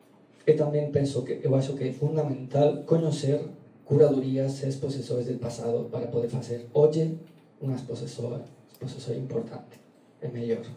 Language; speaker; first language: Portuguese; non-native, learner; Galician